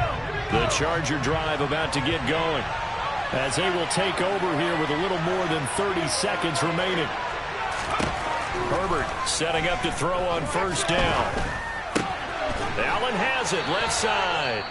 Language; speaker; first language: English; native; English